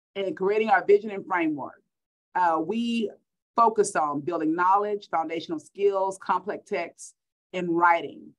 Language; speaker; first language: English; native; English